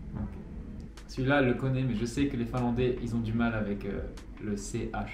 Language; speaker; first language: French; native; French